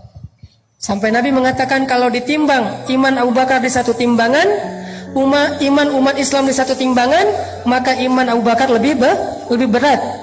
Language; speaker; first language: Indonesian; native; Indonesian